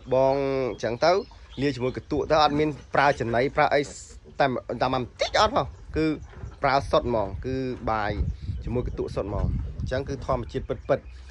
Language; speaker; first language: Khmer; native; Khmer